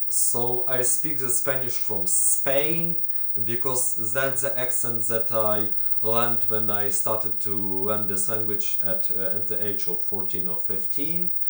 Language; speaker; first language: English; non-native, fluent; Ukrainian